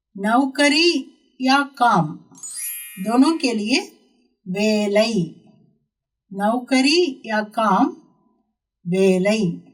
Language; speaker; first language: Hindi; non-native, local second language; Tamil